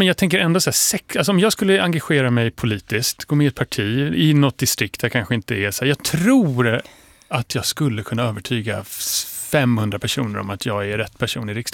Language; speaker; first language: Swedish; non-native, fluent; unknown